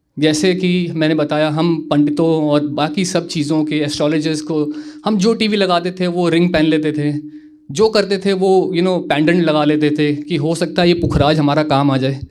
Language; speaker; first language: Hindi; native; Hindi